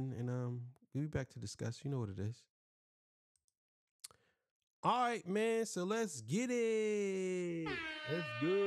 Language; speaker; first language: English; native; English